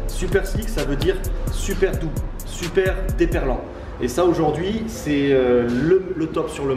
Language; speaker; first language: French; native; French